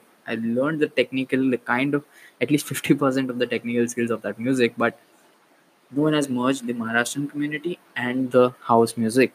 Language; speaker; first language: English; non-native, local second language; Marathi